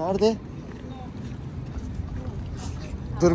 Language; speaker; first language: Turkish; native; Turkish